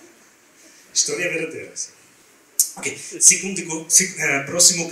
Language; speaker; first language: Portuguese; non-native, learner; German